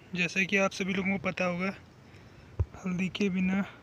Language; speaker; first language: Hindi; native; Hindi